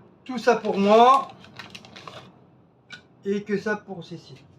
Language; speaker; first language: French; native; French